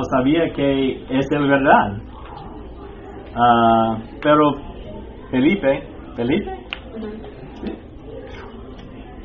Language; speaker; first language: Spanish; non-native, fluent; English